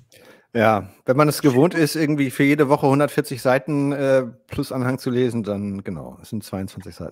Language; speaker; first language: German; native; German